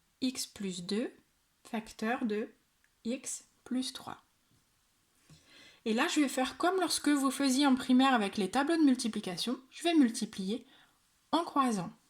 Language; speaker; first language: French; native; French